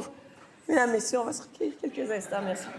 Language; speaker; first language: French; native; French